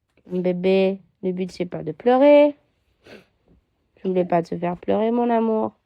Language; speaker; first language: French; non-native, fluent; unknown